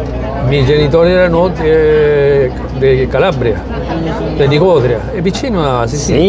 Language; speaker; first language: Italian; early bilingual, heritage; Spanish